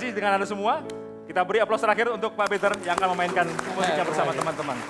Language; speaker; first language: Indonesian; native; Indonesian